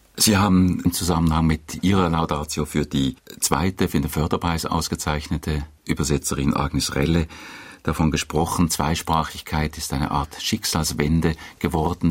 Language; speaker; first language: German; native; German